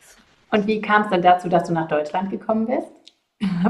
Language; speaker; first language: German; native; German